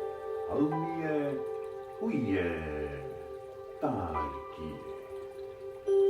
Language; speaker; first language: Māori; non-native, local second language; English